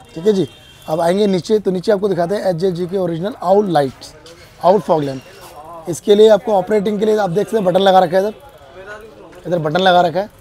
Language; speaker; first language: Hindi; native; Hindi